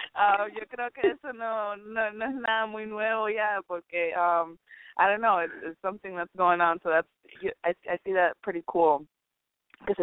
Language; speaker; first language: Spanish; early bilingual, heritage; Spanish